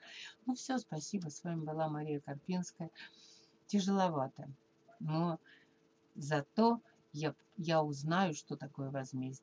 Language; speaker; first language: Russian; native; Russian